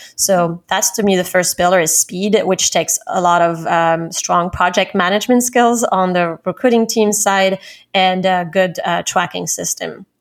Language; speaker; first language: English; non-native, fluent; French